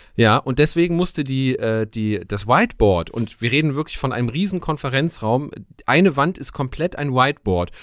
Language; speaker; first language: German; native; German